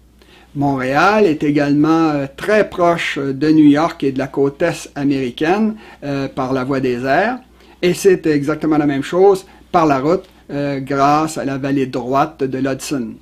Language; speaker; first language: French; native; French